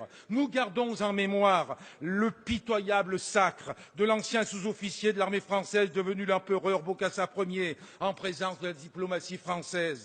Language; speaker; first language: French; native; French